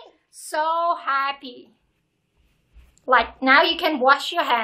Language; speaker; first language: English; non-native, learner; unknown